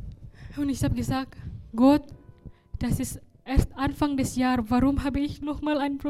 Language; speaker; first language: German; non-native, learner; Indonesian